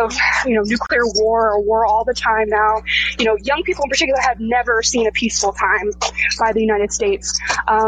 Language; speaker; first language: English; native; English